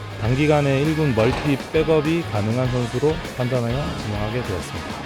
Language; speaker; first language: Korean; native; Korean